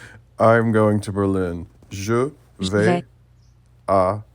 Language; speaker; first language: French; non-native, learner; English